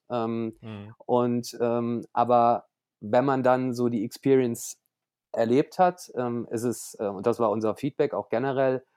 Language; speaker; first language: German; native; German